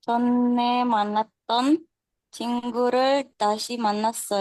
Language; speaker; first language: Korean; non-native, learner; Indonesian